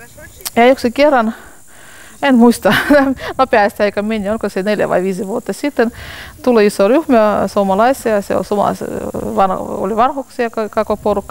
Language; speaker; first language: Finnish; non-native, learner; Russian